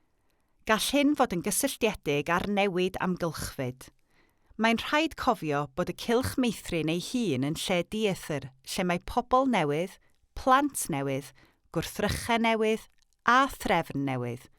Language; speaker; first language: Welsh; native; Welsh